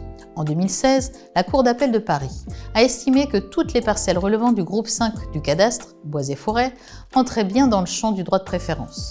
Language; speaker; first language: French; native; French